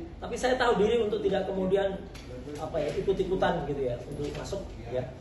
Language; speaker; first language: Indonesian; non-native, local second language; Javanese